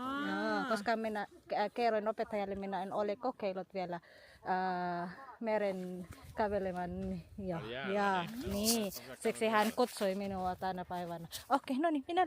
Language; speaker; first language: Finnish; non-native, learner; Filipino